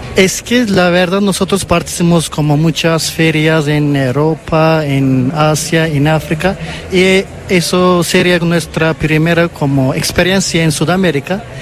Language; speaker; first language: Spanish; non-native, learner; Turkish